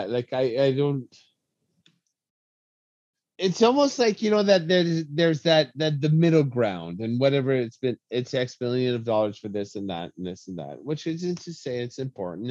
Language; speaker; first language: English; native; English